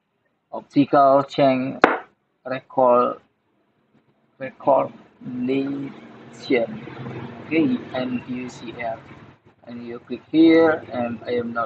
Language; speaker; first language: English; non-native, learner; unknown